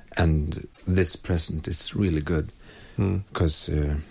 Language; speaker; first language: English; non-native, fluent; Swedish